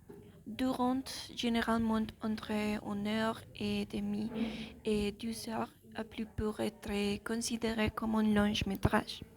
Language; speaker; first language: French; non-native, learner; Spanish